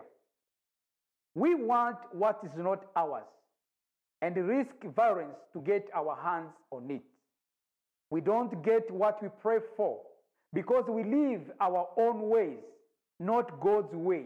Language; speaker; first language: English; non-native, local second language; Kinyarwanda